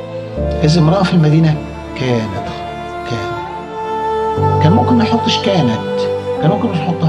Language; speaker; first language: Arabic; native; Arabic